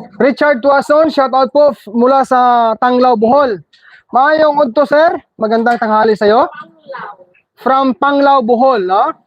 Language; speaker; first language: Filipino; non-native, local second language; Cebuano